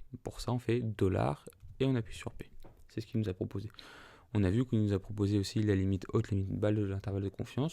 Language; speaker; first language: French; native; French